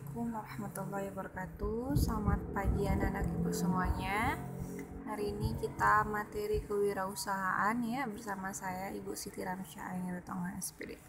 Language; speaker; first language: Indonesian; native; Indonesian